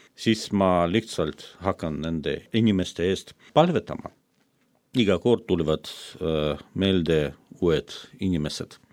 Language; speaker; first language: Estonian; non-native, fluent; Russian